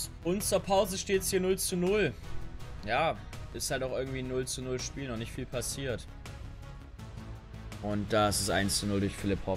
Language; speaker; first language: German; native; German